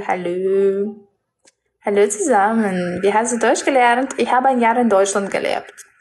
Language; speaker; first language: German; non-native, learner; Russian